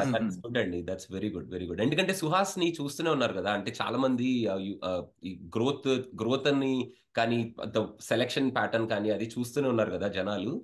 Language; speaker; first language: Telugu; native; Telugu